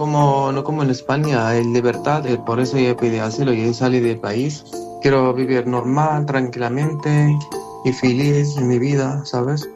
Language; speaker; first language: Spanish; non-native, learner; Arabic